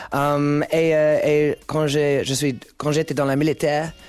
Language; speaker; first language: French; non-native, learner; English